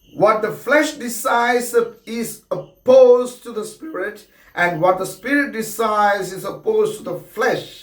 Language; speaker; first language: English; non-native, local second language; Malayalam